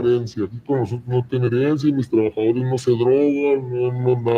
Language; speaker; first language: Spanish; native; Spanish